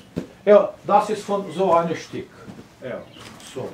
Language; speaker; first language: German; non-native, learner; Croatian